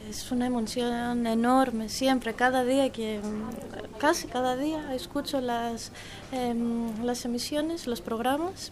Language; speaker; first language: Spanish; non-native, fluent; Greek